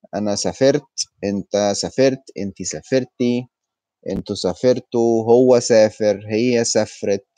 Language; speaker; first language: Arabic; early bilingual, heritage; Arabic